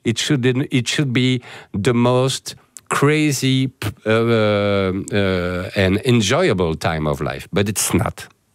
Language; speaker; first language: English; non-native, fluent; French